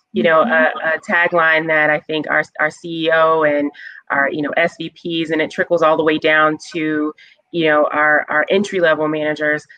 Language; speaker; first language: English; native; English